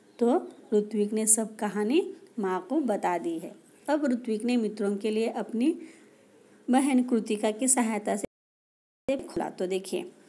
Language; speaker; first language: Hindi; non-native, local second language; Marathi